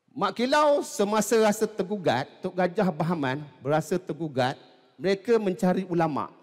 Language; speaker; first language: Malay; native; Malay